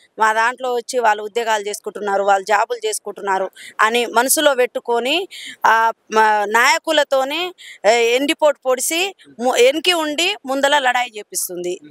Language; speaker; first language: Telugu; non-native, local second language; Lambadi